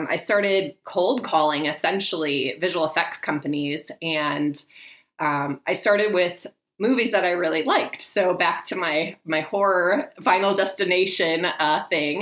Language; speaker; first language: English; native; English